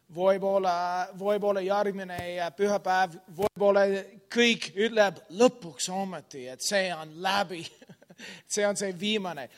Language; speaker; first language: Estonian; non-native, learner; English